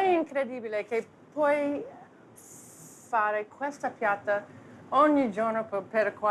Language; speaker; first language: Italian; non-native, learner; English